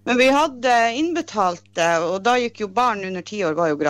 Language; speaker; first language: Norwegian; native; Norwegian